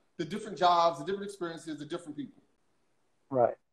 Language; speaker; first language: English; native; English